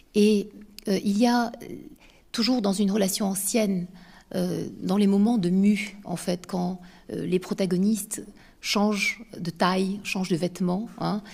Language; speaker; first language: French; native; French